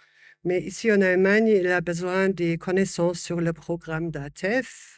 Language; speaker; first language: French; non-native, fluent; German